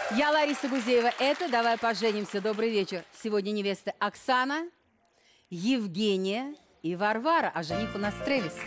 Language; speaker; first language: Russian; native; Russian